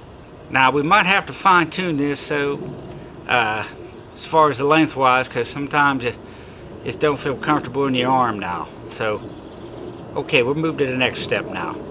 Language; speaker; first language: English; native; English